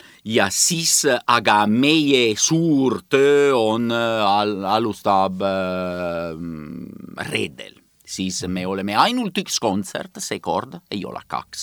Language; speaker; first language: Estonian; non-native, learner; Italian